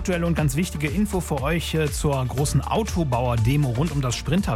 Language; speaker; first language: German; native; German